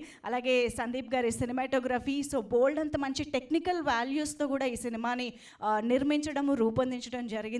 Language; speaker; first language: Telugu; native; Telugu